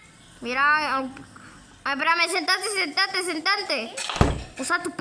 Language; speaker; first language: Spanish; native; Spanish